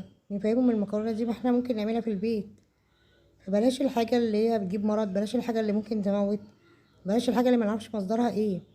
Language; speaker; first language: Arabic; native; Arabic